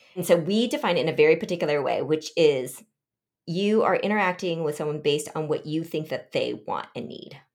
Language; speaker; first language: English; early bilingual, other home language; Vietnamese